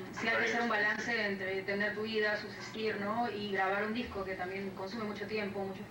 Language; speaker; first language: Spanish; native; Spanish